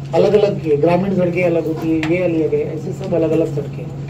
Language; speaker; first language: Hindi; non-native, local second language; Marathi